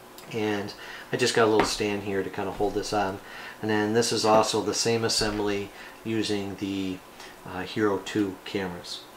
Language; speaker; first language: English; native; English